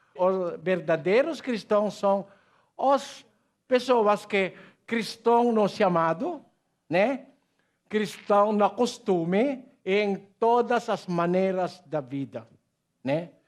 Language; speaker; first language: Portuguese; non-native, learner; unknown